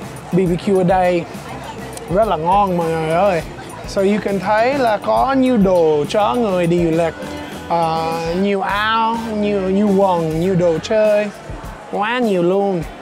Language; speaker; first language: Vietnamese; non-native, fluent; English